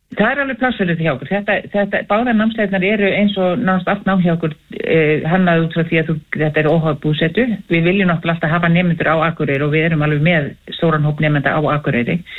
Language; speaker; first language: Icelandic; native; Icelandic